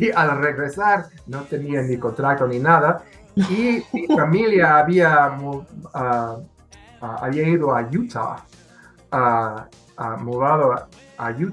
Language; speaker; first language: Spanish; non-native, fluent; English